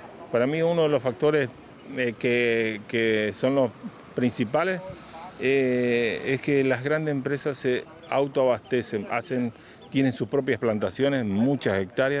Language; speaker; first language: Spanish; native; Spanish